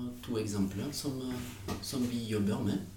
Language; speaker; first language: Norwegian; non-native, fluent; French